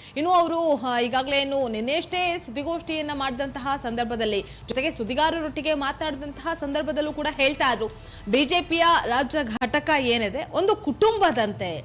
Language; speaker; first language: Kannada; native; Kannada